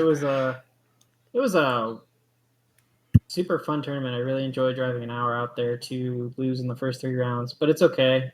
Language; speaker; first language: English; native; English